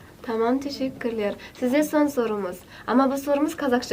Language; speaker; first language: Turkish; non-native, learner; Kazakh